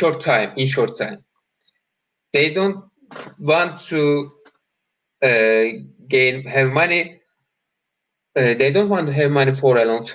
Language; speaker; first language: English; non-native, learner; Turkish